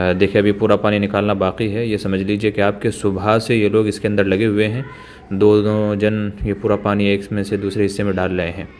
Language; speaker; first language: Hindi; native; Hindi